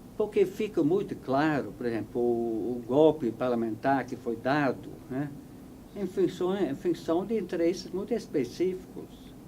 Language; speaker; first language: Portuguese; non-native, fluent; Dutch